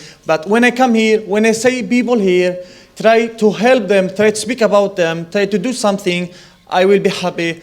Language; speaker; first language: English; non-native, learner; Arabic